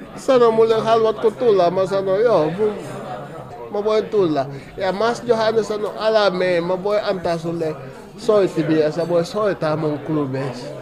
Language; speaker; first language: Finnish; non-native, fluent; Mandingo